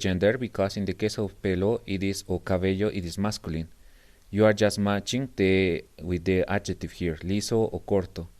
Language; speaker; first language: English; non-native, learner; Spanish